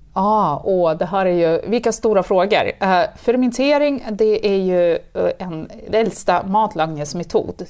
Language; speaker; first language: Swedish; non-native, fluent; Russian